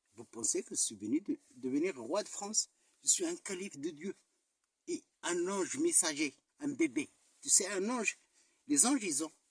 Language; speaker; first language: French; non-native, local second language; Arabic